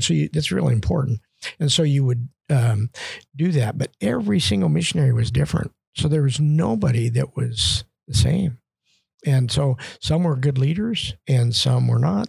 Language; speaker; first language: English; native; English